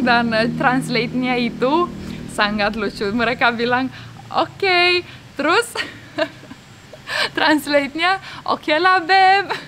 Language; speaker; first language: Indonesian; non-native, fluent; Romanian